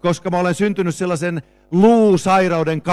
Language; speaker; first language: Finnish; native; Finnish